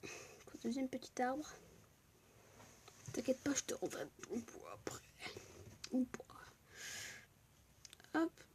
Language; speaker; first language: French; native; French